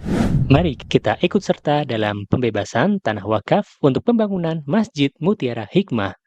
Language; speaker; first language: Indonesian; native; Indonesian